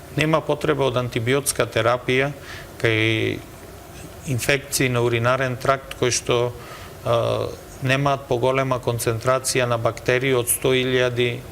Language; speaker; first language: Macedonian; native; Macedonian